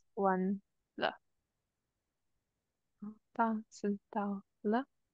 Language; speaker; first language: Chinese; non-native, learner; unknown